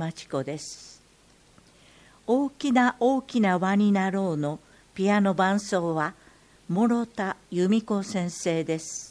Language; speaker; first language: Japanese; native; Japanese